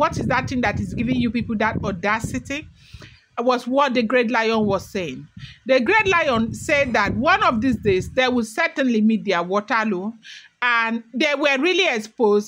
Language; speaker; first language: English; non-native, local second language; Yoruba